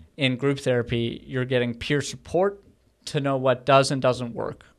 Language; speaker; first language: English; native; English